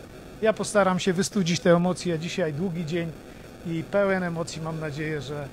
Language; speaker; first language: Polish; native; Polish